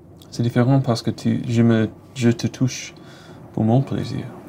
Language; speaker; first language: French; non-native, learner; English